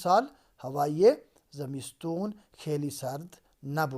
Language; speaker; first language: Persian; non-native, fluent; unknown